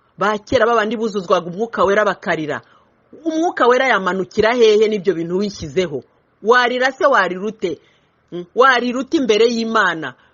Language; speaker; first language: Kinyarwanda; early bilingual, heritage; Kinyarwanda